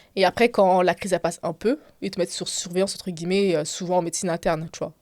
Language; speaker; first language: French; native; French